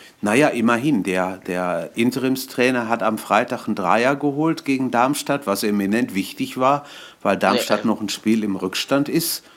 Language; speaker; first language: German; native; German